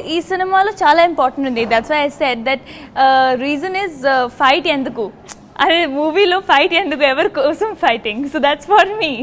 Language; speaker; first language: Telugu; non-native, learner; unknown